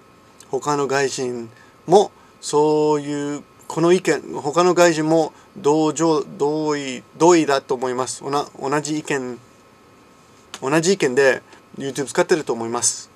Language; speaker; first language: Japanese; non-native, fluent; English